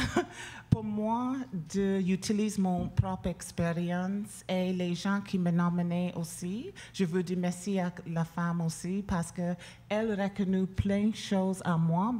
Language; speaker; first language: French; non-native, learner; English